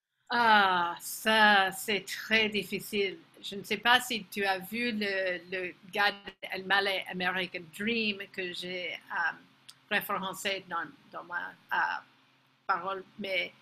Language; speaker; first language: French; non-native, fluent; English